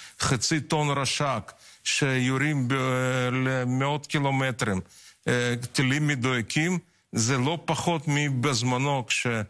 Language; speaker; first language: Hebrew; non-native, fluent; Russian